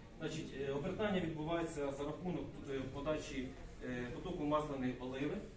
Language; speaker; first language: Ukrainian; native; Ukrainian